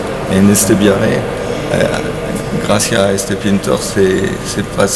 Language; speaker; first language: Spanish; non-native, learner; French